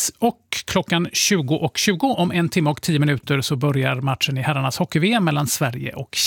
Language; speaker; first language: Swedish; native; Swedish